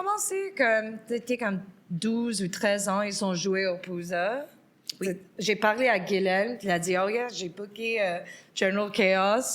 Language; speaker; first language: French; non-native, local second language; English